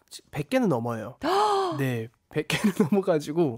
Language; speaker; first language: Korean; early bilingual, heritage; Korean